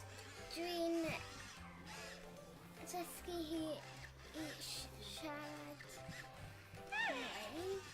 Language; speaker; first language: Welsh; non-native, local second language; English